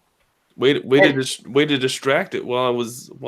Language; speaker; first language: English; native; English